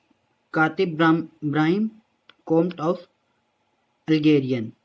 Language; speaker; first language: German; non-native, learner; Hindi